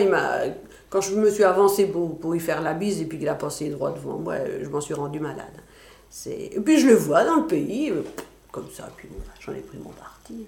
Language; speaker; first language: French; native; French